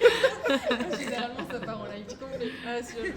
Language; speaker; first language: French; native; French